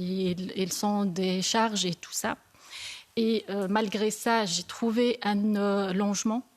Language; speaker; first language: French; non-native, learner; Arabic